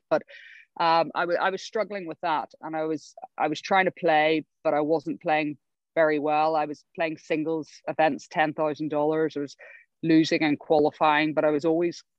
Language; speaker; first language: English; native; English